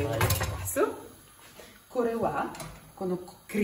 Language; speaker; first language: Japanese; non-native, learner; Italian